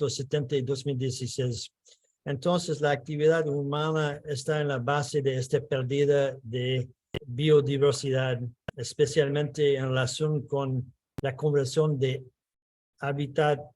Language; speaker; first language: Spanish; non-native, fluent; English